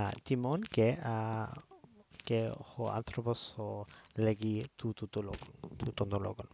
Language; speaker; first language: Greek; non-native, learner; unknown